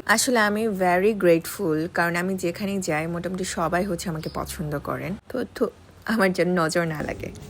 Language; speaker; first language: Bangla; non-native, local second language; Marma